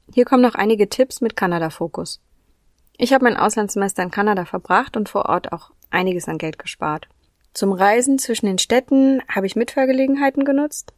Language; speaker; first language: German; native; German